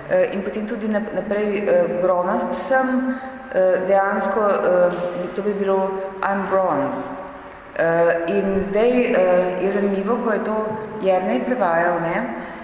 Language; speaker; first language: Slovenian; native; Slovenian